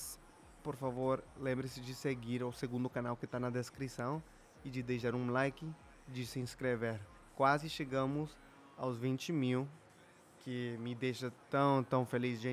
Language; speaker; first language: Portuguese; non-native, fluent; Spanish